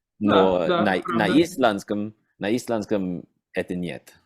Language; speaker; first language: Russian; non-native, learner; English